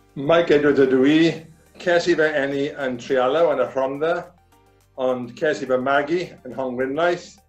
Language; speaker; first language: Welsh; non-native, fluent; English